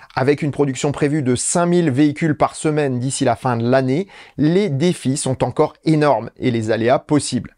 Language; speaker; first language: French; native; French